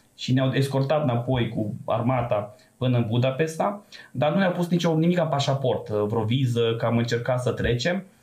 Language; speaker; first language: Romanian; non-native, local second language; Serbian